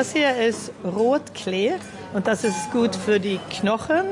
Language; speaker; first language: German; early bilingual, heritage; German